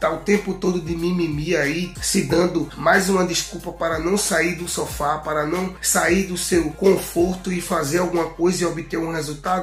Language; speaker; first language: Portuguese; native; Portuguese